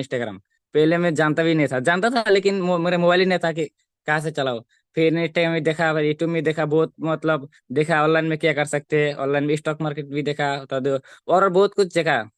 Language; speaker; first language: Hindi; non-native, local second language; Bangla